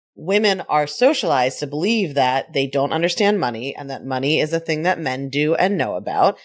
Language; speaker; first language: English; native; English